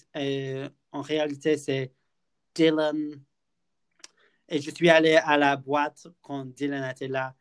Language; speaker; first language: French; non-native, fluent; English